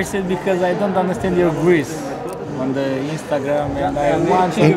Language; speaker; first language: English; non-native, learner; Romanian